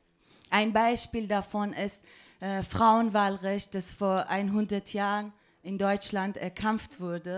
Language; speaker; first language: German; non-native, fluent; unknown